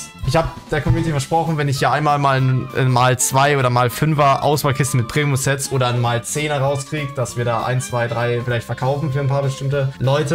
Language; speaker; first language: German; native; German